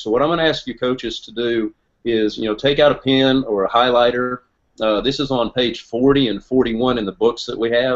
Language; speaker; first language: English; native; English